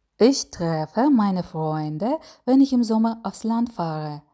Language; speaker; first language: German; non-native, fluent; Ukrainian